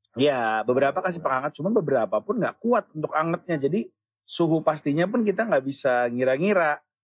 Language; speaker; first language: Indonesian; native; Indonesian